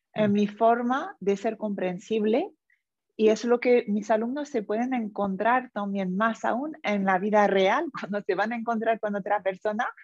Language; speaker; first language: Spanish; non-native, fluent; French